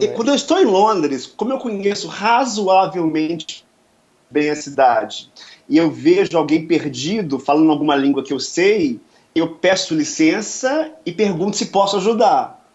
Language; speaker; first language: Portuguese; native; Portuguese